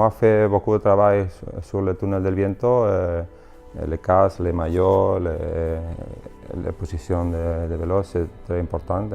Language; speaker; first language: French; non-native, learner; Spanish